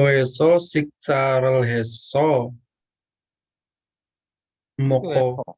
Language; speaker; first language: Korean; non-native, learner; Indonesian